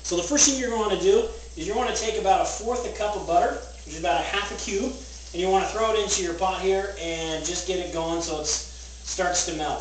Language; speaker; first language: English; native; English